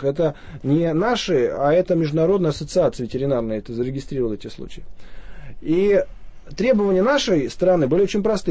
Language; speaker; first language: Russian; native; Russian